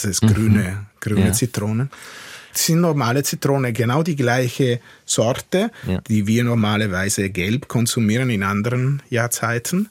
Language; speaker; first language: German; non-native, fluent; Italian